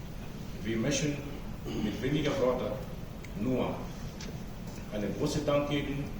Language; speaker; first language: German; non-native, fluent; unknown